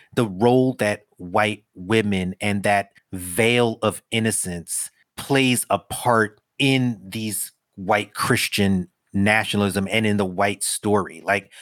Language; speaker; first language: English; native; English